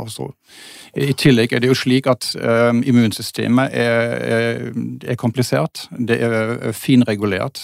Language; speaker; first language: Norwegian; non-native, fluent; German